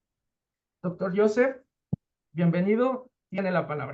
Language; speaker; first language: Spanish; native; Spanish